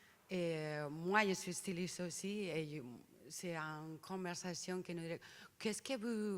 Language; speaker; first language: French; non-native, learner; Spanish